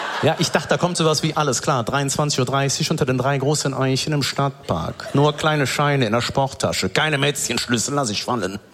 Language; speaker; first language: German; native; German